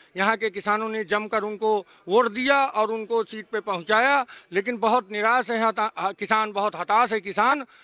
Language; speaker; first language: Hindi; native; Hindi